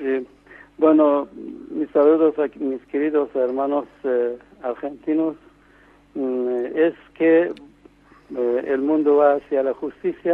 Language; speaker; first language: Spanish; non-native, fluent; Persian